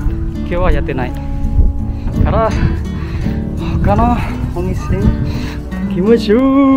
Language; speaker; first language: Japanese; non-native, fluent; Indonesian